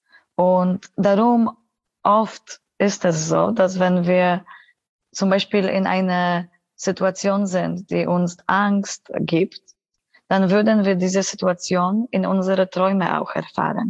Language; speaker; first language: German; non-native, fluent; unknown